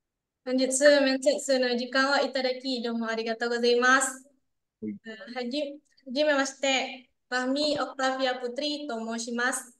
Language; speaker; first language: Japanese; non-native, learner; Indonesian